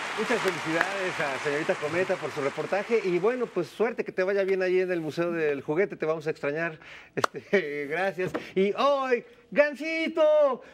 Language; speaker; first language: Spanish; native; Spanish